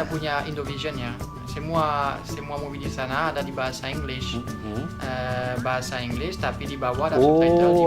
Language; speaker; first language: Indonesian; non-native, fluent; French